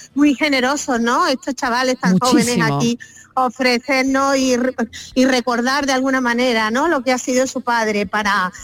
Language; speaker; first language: Spanish; native; Spanish